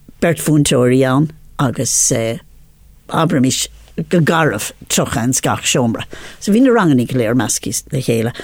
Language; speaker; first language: Irish; non-native, local second language; English